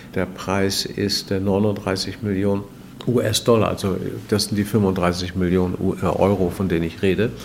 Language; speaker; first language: German; native; German